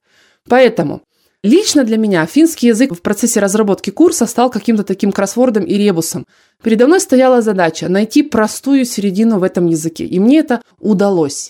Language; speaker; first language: Russian; native; Russian